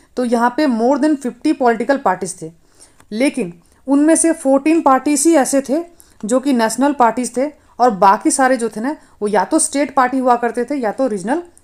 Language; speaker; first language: Hindi; non-native, local second language; Nepali